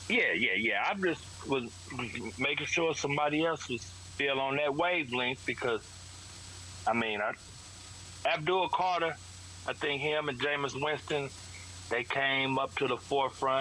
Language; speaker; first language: English; native; English